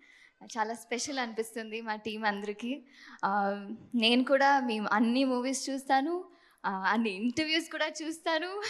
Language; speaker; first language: Telugu; non-native, fluent; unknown